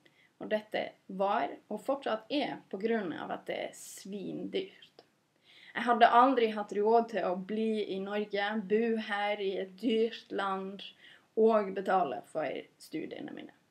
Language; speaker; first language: Norwegian; non-native, fluent; English